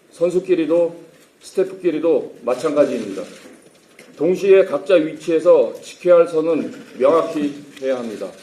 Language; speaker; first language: Korean; native; Korean